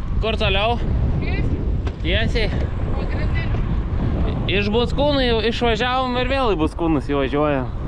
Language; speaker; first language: Lithuanian; native; Lithuanian